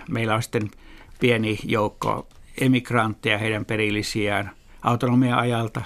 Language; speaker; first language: Finnish; native; Finnish